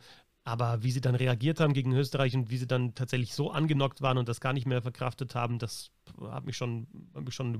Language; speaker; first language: German; native; German